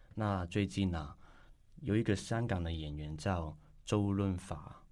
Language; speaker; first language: Chinese; non-native, local second language; Cantonese